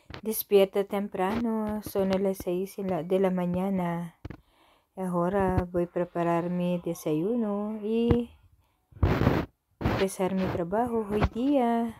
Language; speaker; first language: Spanish; non-native, learner; Filipino